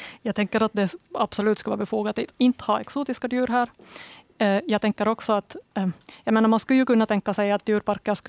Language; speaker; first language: Swedish; native; Swedish